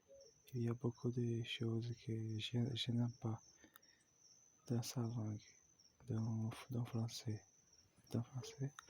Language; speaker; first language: French; non-native, learner; Portuguese